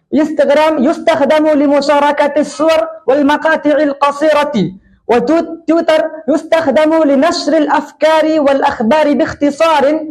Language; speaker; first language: Arabic; non-native, fluent; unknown